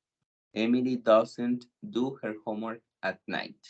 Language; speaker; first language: English; non-native, fluent; Spanish